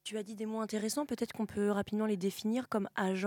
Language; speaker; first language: French; native; French